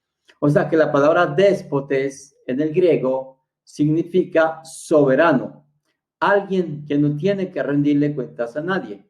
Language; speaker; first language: Spanish; native; Spanish